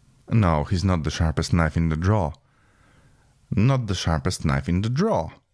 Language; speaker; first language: English; non-native, fluent; Polish